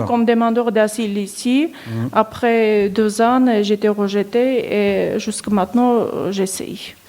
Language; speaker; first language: French; non-native, learner; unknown